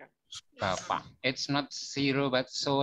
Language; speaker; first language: English; non-native, fluent; Indonesian